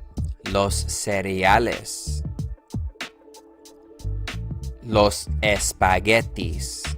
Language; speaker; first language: Spanish; non-native, fluent; English